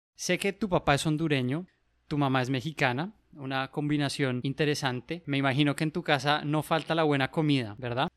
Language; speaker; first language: Spanish; native; Spanish